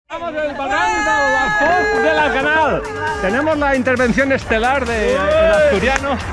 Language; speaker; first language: Spanish; non-native, local second language; Catalan